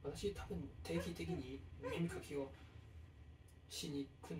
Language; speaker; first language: Japanese; non-native, fluent; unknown